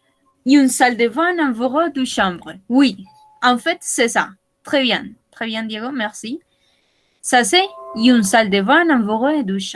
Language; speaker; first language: French; non-native, learner; Spanish